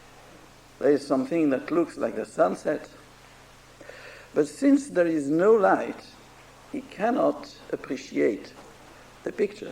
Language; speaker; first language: English; non-native, fluent; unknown